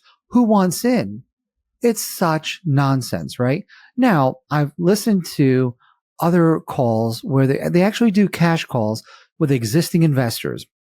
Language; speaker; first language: English; native; English